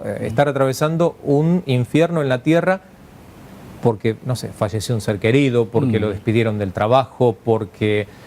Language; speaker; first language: Spanish; native; Spanish